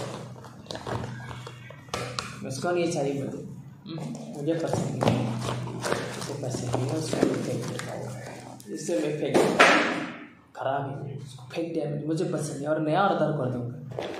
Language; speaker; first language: Hindi; non-native, local second language; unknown